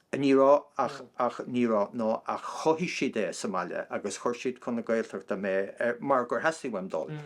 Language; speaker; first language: Irish; non-native, local second language; English